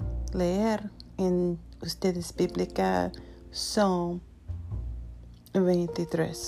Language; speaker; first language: Spanish; non-native, learner; English